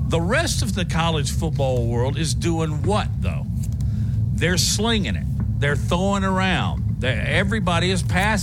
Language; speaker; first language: English; native; English